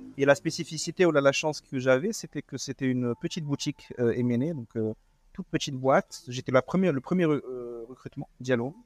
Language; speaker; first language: French; non-native, local second language; Arabic